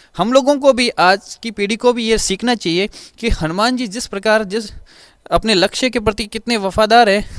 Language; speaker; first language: Hindi; native; Hindi